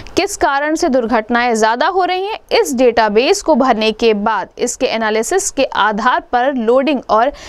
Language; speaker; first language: Hindi; native; Hindi